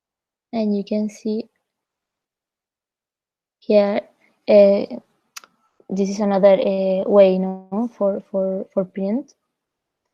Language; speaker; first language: English; non-native, fluent; Spanish